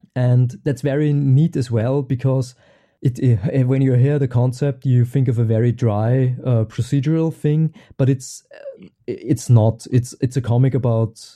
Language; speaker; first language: English; non-native, fluent; German